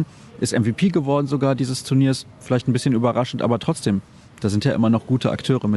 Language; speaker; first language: German; native; German